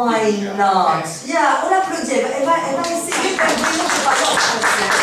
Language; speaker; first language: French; native; French